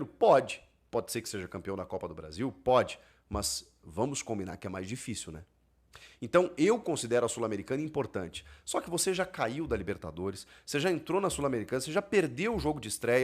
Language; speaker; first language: Portuguese; native; Portuguese